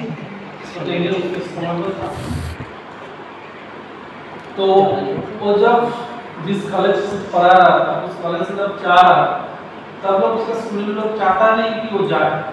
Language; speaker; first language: Hindi; non-native, local second language; Bangla